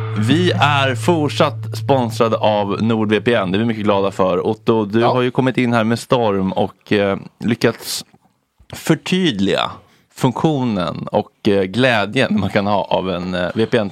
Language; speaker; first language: Swedish; native; Swedish